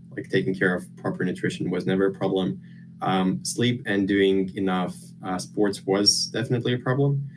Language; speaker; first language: English; non-native, fluent; Lithuanian